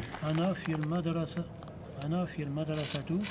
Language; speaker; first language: Arabic; non-native, learner; French